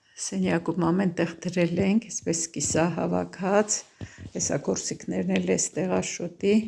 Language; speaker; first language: Armenian; native; Armenian